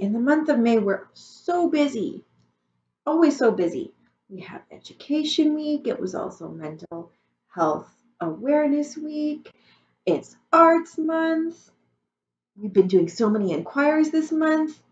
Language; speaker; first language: English; native; English